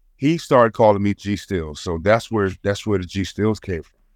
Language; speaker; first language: English; native; English